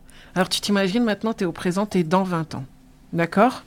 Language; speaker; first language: French; native; French